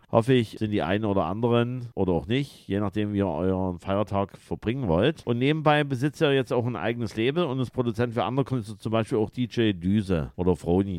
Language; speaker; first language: German; native; German